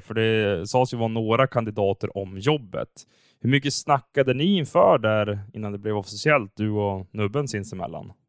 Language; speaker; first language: Swedish; native; Swedish